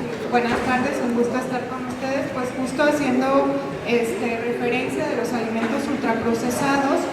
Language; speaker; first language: Spanish; native; Spanish